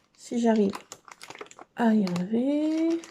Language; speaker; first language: French; native; French